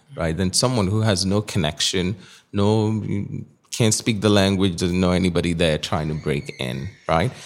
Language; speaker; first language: English; non-native, local second language; Igbo